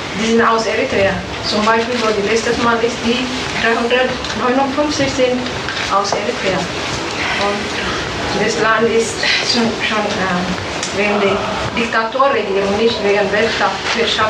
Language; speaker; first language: German; non-native, learner; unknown